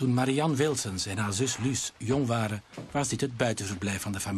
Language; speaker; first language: Dutch; native; Dutch